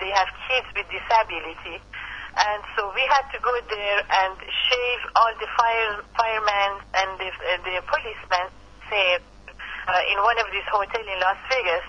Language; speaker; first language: English; non-native, fluent; Persian